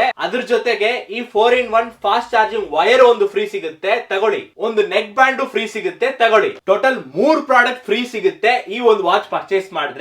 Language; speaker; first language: Kannada; native; Kannada